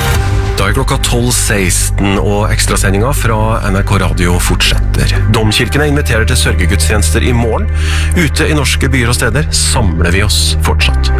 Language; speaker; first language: Norwegian; native; Norwegian